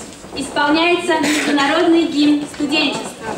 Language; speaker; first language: Russian; native; Russian